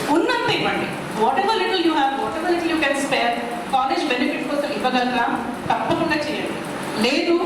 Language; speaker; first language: Telugu; non-native, local second language; Kannada